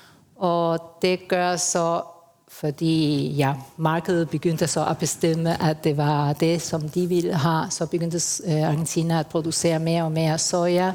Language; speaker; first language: Danish; early bilingual, heritage; Spanish